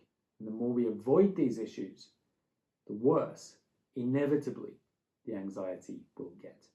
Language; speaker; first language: English; native; English